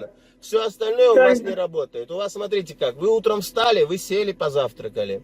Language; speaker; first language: Russian; native; Russian